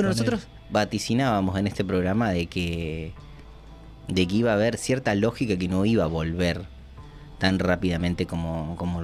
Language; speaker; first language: Spanish; native; Spanish